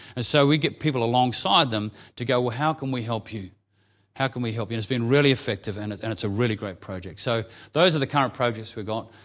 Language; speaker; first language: English; native; English